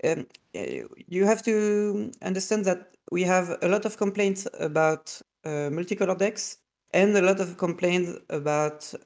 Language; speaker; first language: English; non-native, fluent; French